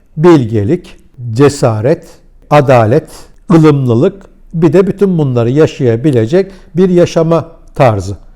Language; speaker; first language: Turkish; early bilingual, heritage; Turkish